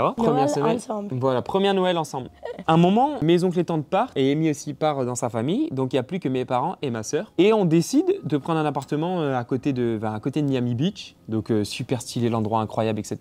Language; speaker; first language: French; native; French